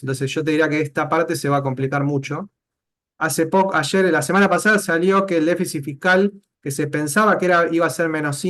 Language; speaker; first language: Spanish; native; Spanish